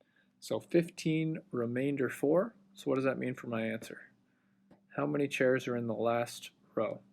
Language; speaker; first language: English; native; English